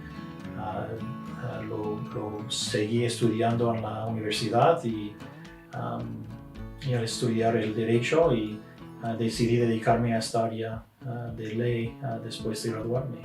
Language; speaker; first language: Spanish; non-native, fluent; English